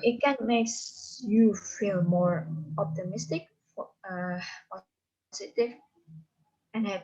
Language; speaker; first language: English; non-native, learner; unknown